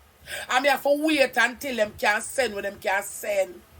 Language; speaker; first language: English; non-native, local second language; Jamaican Creole English